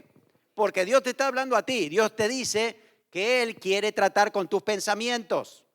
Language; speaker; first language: Spanish; native; Spanish